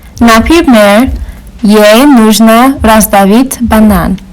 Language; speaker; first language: Russian; non-native, learner; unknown